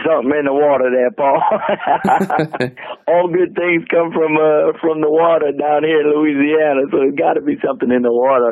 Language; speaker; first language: English; native; English